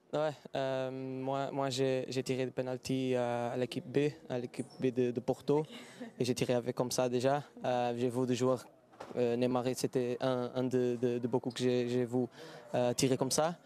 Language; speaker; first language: French; non-native, fluent; Portuguese